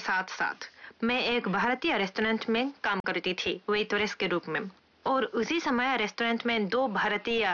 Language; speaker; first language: Hindi; non-native, fluent; Japanese